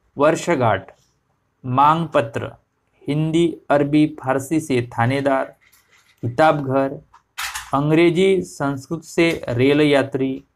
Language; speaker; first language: Hindi; non-native, local second language; Marathi